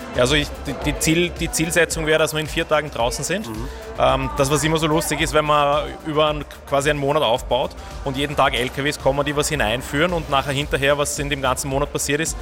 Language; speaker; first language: German; native; German